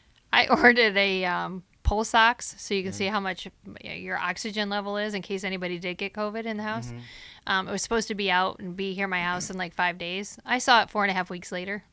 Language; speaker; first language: English; native; English